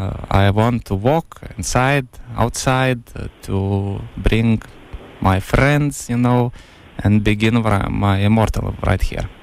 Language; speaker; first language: English; non-native, learner; Lithuanian